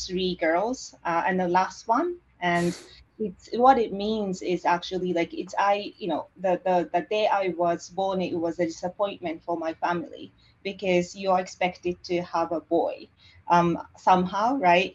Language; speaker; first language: English; non-native, fluent; Japanese